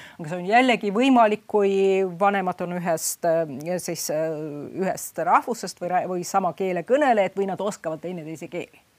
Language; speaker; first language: Estonian; non-native, fluent; Russian